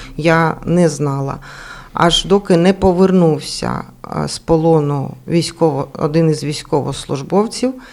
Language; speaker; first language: Ukrainian; non-native, local second language; Russian